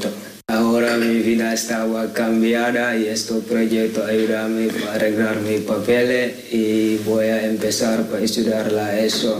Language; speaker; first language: Spanish; non-native, learner; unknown